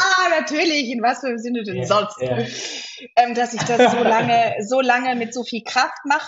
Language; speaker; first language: German; native; German